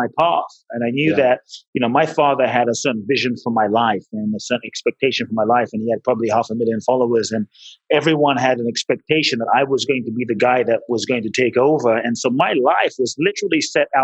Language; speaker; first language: English; native; English